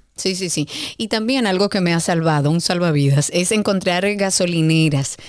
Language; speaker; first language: Spanish; native; Spanish